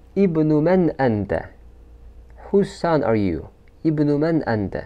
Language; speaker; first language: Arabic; non-native, fluent; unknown